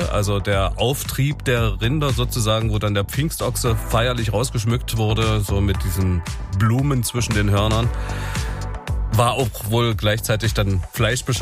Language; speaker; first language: German; native; German